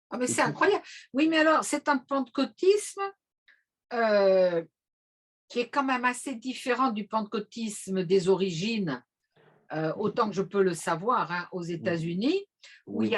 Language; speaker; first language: French; native; French